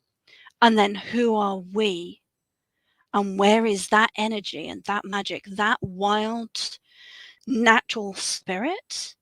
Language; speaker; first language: English; native; English